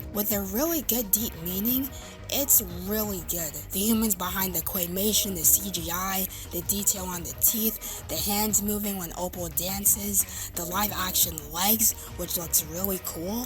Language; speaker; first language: English; native; English